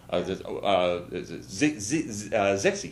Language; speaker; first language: German; non-native, learner; English